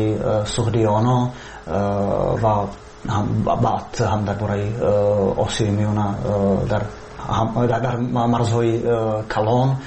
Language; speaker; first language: Persian; non-native, learner; Czech